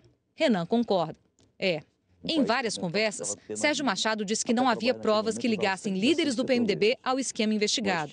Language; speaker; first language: Portuguese; native; Portuguese